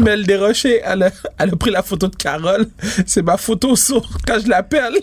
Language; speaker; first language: French; native; French